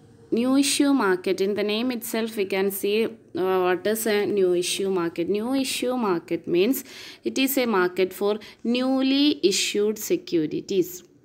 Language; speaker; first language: English; non-native, local second language; Malayalam